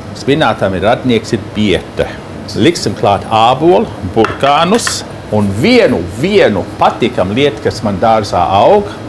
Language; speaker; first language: Latvian; early bilingual, heritage; Latvian